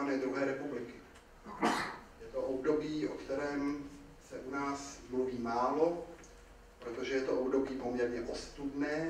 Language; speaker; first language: Czech; native; Czech